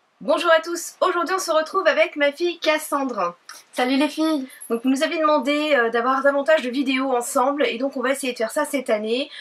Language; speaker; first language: French; native; French